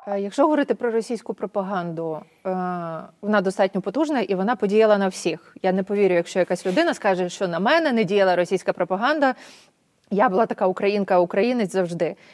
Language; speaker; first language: Ukrainian; native; Ukrainian